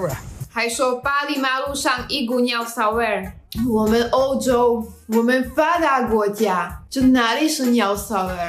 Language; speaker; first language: Chinese; non-native, fluent; Slovak